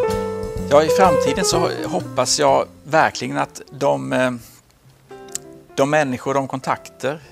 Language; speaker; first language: Swedish; native; Swedish